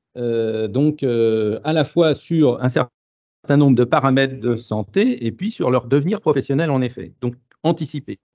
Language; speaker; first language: French; native; French